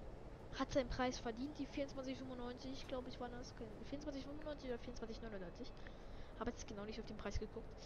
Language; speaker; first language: German; native; German